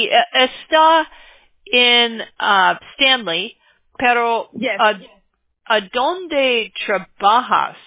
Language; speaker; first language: Spanish; non-native, learner; English